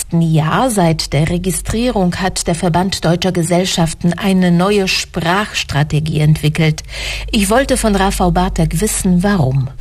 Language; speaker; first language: German; non-native, local second language; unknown